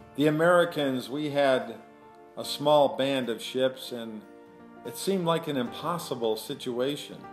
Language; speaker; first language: English; native; English